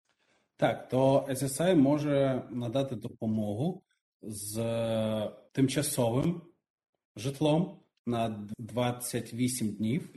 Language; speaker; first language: Ukrainian; non-native, local second language; Russian